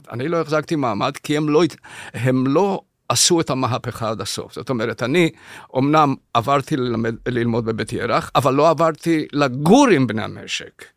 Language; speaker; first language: Hebrew; early bilingual, other home language; Spanish